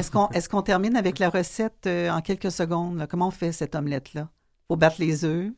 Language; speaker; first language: French; native; French